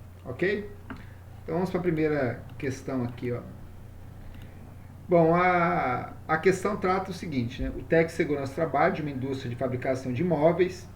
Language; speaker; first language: Portuguese; native; Portuguese